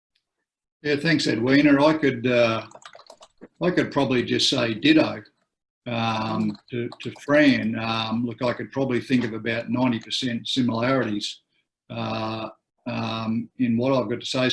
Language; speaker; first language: English; native; English